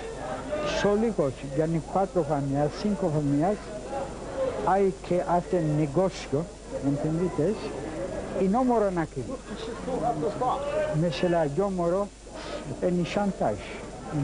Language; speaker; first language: Spanish; early bilingual, heritage; Ladino